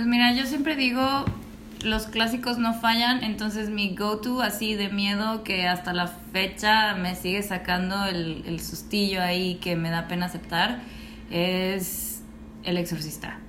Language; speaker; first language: Spanish; native; Spanish